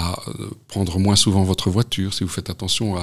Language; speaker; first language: French; native; French